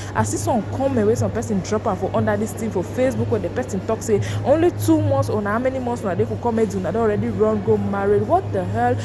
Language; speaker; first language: Nigerian Pidgin; native; Nigerian Pidgin